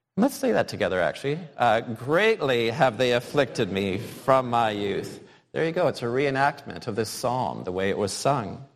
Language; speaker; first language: English; native; English